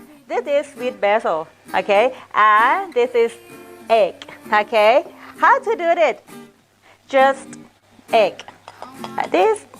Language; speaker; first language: English; non-native, fluent; Thai